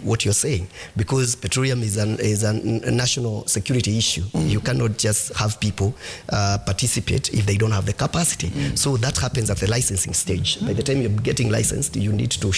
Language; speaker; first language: English; non-native, local second language; Kikuyu